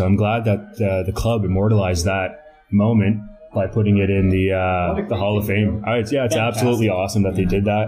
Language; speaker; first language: English; native; English